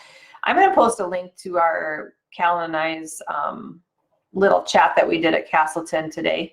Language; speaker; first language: English; native; English